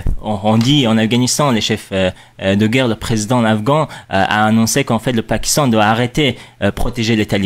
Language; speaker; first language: French; non-native, fluent; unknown